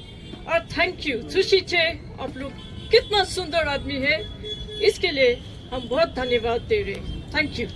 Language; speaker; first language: Hindi; non-native, learner; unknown